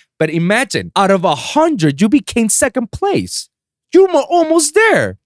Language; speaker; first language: English; non-native, local second language; Spanish